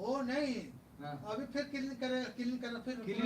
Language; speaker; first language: Hindi; non-native, learner; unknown